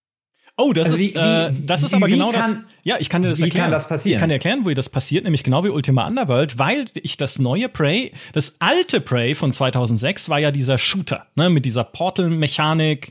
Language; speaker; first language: German; native; German